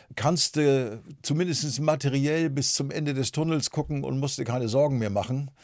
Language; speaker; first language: German; native; German